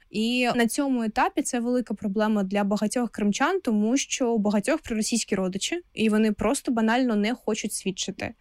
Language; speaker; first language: Ukrainian; non-native, local second language; Russian